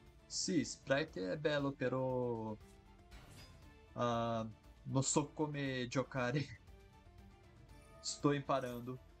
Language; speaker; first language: Italian; non-native, learner; Portuguese